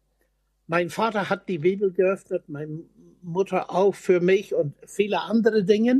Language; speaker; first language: German; non-native, fluent; English